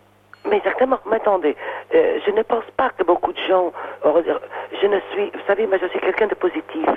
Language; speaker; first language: French; non-native, fluent; Portuguese